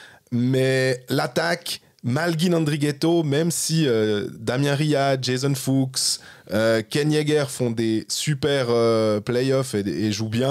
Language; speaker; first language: French; native; French